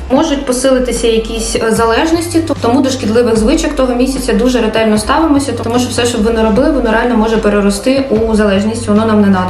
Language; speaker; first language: Ukrainian; non-native, local second language; Russian